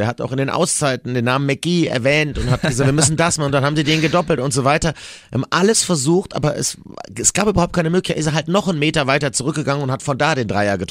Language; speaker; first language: German; native; German